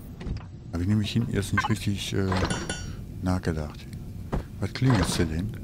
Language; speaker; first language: German; native; German